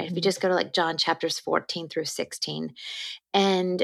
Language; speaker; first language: English; native; English